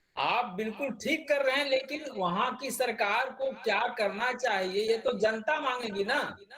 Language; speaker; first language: Hindi; native; Hindi